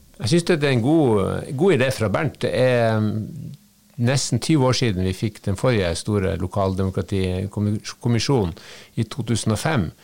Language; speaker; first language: Norwegian; native; Norwegian